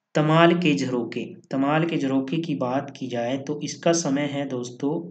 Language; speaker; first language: Hindi; native; Hindi